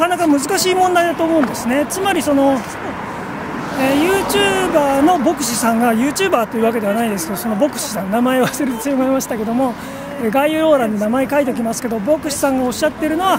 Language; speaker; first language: Japanese; native; Japanese